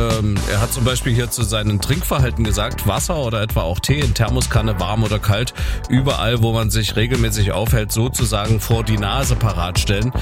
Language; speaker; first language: German; native; German